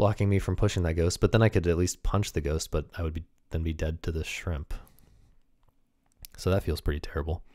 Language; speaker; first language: English; native; English